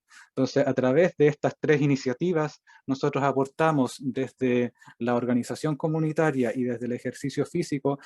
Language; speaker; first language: Spanish; native; Spanish